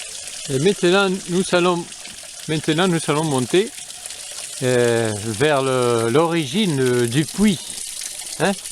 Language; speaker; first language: French; non-native, fluent; Spanish